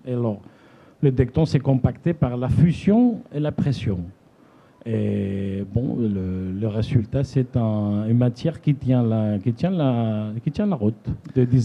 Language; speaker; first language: French; non-native, fluent; Spanish